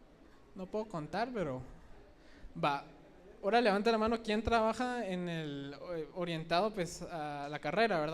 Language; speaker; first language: Spanish; native; Spanish